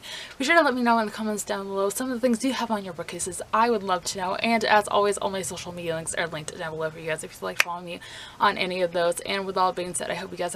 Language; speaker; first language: English; native; English